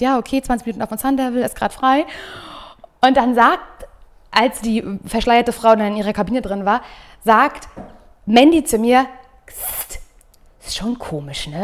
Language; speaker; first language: German; native; German